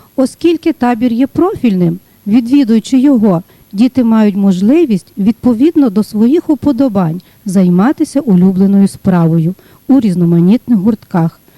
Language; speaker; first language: Ukrainian; native; Ukrainian